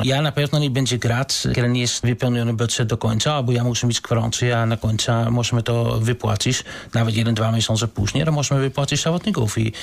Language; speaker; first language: Polish; non-native, learner; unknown